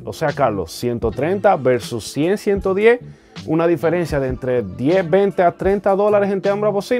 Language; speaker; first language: Spanish; native; Spanish